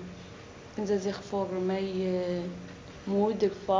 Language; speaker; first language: Dutch; non-native, learner; Arabic